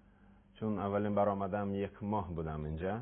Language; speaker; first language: Persian; non-native, learner; Russian